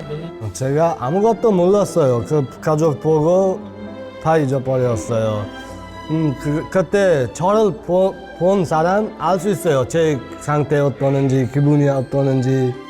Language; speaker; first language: Korean; non-native, learner; Uzbek